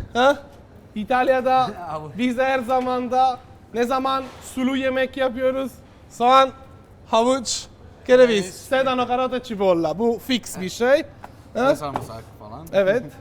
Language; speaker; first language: Turkish; non-native, fluent; Italian